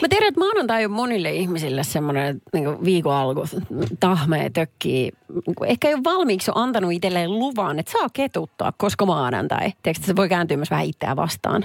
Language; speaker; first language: Finnish; native; Finnish